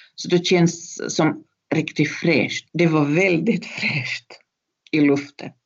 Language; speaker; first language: Swedish; non-native, fluent; Russian